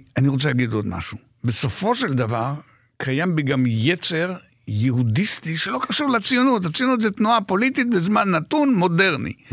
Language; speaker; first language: Hebrew; native; Hebrew